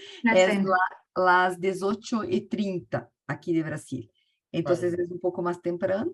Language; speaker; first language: Spanish; non-native, learner; Portuguese